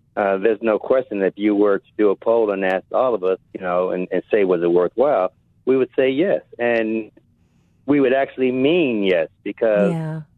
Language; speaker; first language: English; native; English